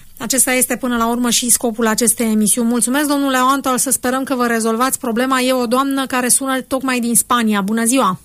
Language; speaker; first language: Romanian; native; Romanian